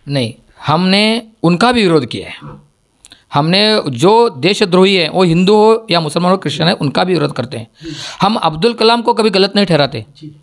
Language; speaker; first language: Hindi; non-native, local second language; Marathi